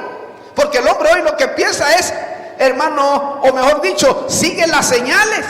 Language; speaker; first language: Spanish; native; Spanish